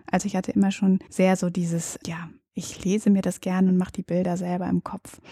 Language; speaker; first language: German; native; German